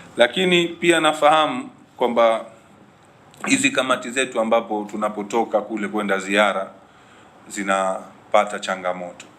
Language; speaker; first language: Swahili; native; Swahili